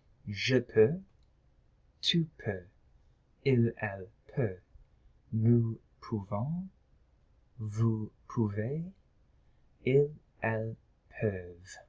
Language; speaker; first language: French; non-native, local second language; English